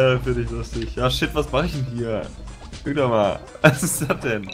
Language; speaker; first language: German; native; German